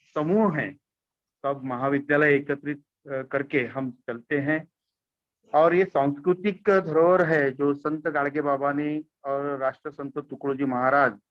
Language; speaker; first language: Hindi; non-native, local second language; Marathi